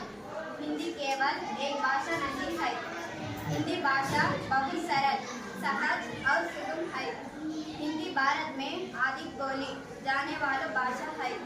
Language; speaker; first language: Hindi; non-native, local second language; Telugu